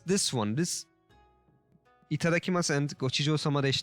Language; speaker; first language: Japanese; non-native, learner; Turkish